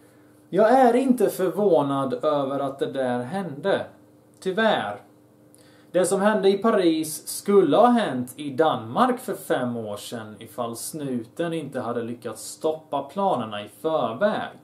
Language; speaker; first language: Swedish; early bilingual, other home language; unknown